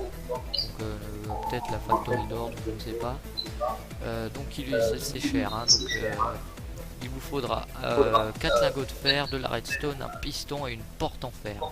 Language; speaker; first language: French; native; French